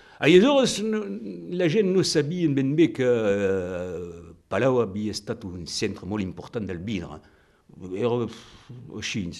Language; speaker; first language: Catalan; non-native, local second language; French